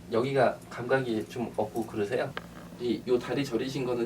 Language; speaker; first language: Korean; native; Korean